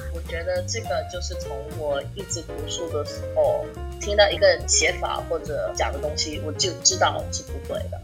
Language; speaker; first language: Chinese; early bilingual, heritage; English